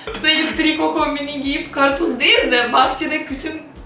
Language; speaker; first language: Turkish; non-native, fluent; Ukrainian